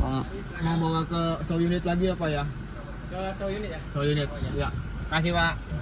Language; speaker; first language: Indonesian; native; Indonesian